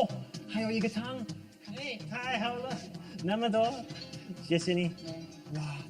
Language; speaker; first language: Chinese; non-native, learner; English